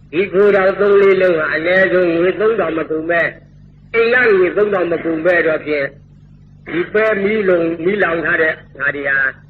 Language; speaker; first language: Burmese; native; Burmese